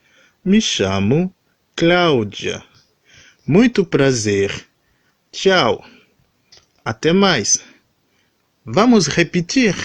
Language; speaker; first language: Portuguese; non-native, learner; Haitian Creole